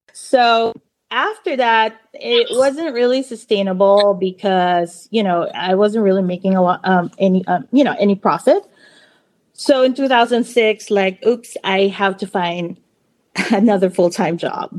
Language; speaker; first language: English; non-native, local second language; Filipino